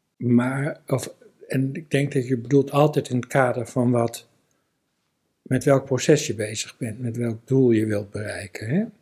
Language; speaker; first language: Dutch; native; Dutch